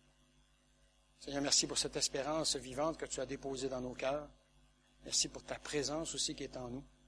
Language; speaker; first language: French; native; French